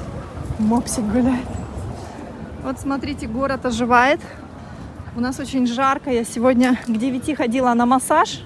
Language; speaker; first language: Russian; native; Russian